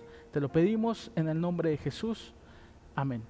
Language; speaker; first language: Spanish; native; Spanish